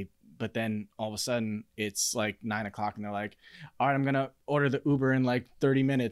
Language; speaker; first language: English; native; English